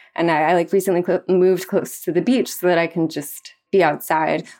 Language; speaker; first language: English; early bilingual, other home language; Spanish